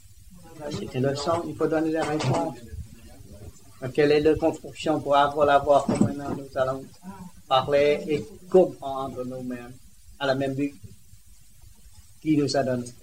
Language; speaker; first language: French; non-native, learner; Vietnamese